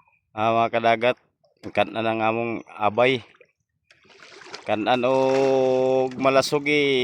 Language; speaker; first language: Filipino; non-native, local second language; Cebuano